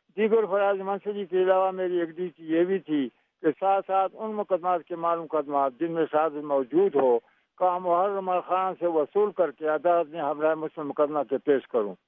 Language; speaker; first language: Urdu; non-native, local second language; Pashto